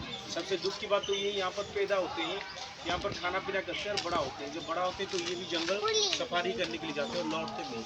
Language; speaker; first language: Hindi; non-native, local second language; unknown